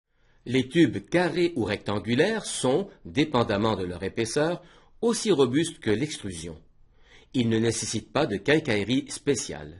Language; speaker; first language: French; native; French